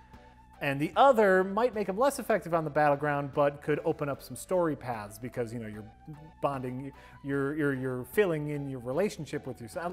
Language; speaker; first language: English; native; English